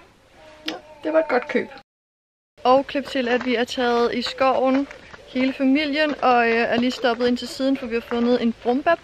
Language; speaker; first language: Danish; native; Danish